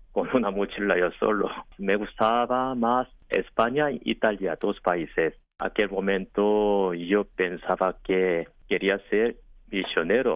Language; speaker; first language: Spanish; non-native, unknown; Korean